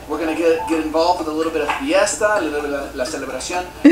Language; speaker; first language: English; native; English